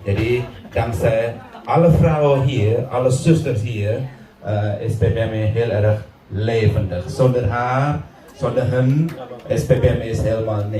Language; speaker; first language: Dutch; non-native, fluent; Indonesian